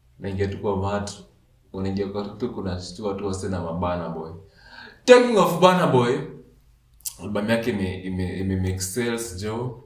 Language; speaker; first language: Swahili; native; Swahili